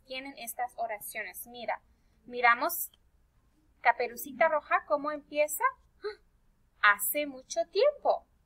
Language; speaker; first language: Spanish; early bilingual, heritage; Spanish